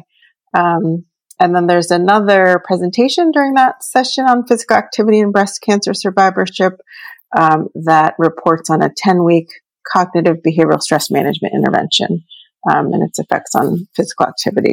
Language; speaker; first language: English; native; English